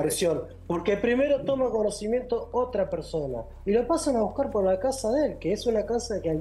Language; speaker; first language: Spanish; native; Spanish